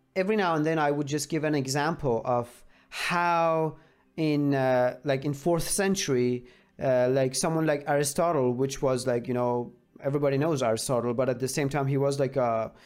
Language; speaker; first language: English; non-native, fluent; Persian